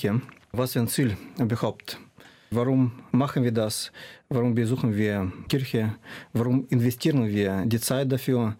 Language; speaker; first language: German; non-native, fluent; Russian